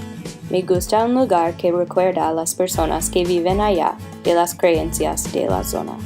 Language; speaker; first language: Spanish; non-native, learner; English